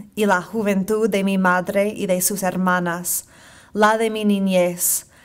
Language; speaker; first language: Spanish; non-native, fluent; English